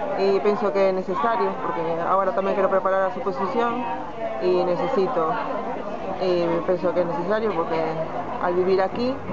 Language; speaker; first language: Galician; non-native, learner; Spanish